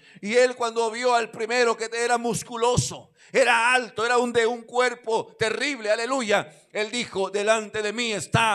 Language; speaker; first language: Spanish; native; Spanish